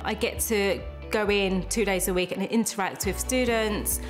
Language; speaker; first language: English; native; English